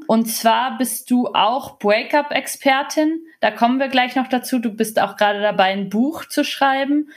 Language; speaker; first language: German; native; German